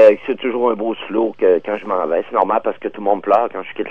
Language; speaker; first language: French; native; French